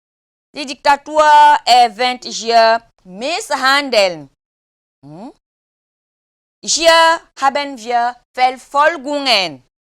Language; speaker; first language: German; non-native, fluent; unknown